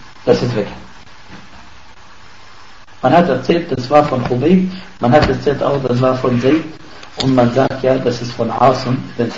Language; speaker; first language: German; non-native, fluent; Arabic